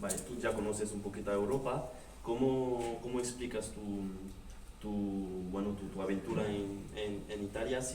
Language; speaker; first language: Spanish; non-native, fluent; French